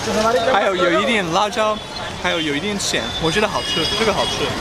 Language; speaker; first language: Chinese; non-native, learner; English